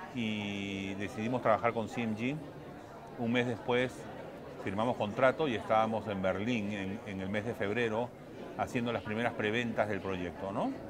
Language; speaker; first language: Spanish; native; Spanish